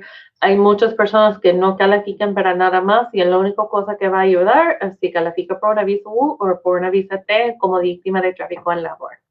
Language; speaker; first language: Spanish; non-native, fluent; English